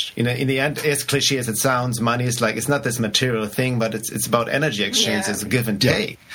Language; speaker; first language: English; non-native, fluent; German